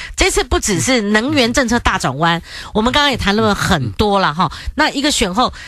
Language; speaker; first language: Chinese; native; Chinese